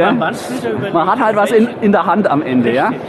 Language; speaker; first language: German; native; German